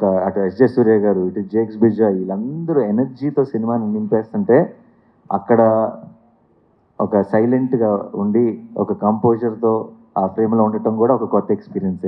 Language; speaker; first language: Telugu; native; Telugu